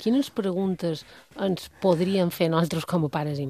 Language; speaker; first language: Catalan; native; Catalan